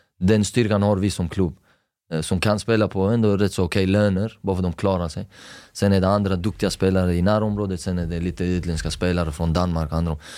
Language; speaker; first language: Swedish; non-native, fluent; Persian